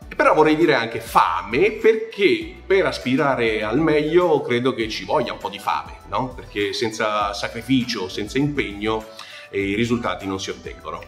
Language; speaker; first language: Italian; native; Italian